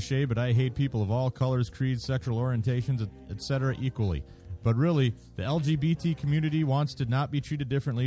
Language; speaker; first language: English; native; English